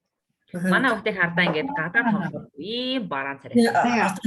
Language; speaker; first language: Mongolian; native; Mongolian